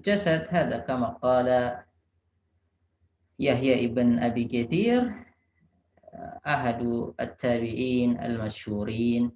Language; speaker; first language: Arabic; non-native, fluent; Indonesian